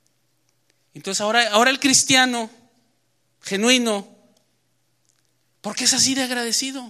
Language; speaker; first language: Spanish; native; Spanish